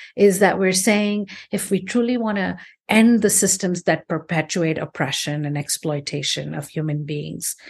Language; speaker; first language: English; non-native, local second language; Hindi